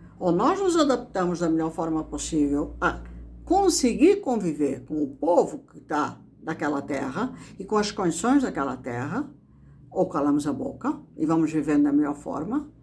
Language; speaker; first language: Portuguese; native; Portuguese